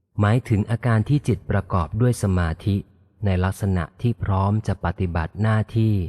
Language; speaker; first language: Thai; native; Thai